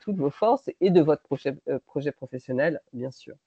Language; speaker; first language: French; native; French